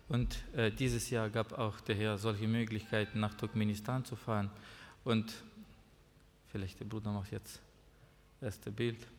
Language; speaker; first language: German; non-native, learner; Russian